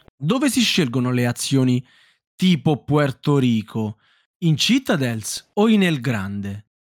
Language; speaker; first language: Italian; native; Italian